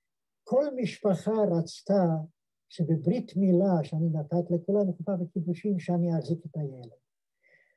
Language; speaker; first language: Hebrew; non-native, fluent; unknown